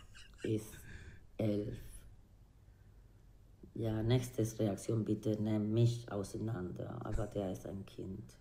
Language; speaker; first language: German; non-native, learner; Spanish